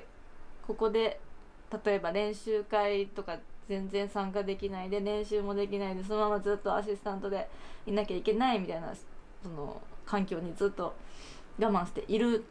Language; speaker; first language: Japanese; native; Japanese